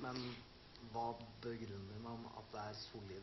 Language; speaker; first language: Norwegian; native; Norwegian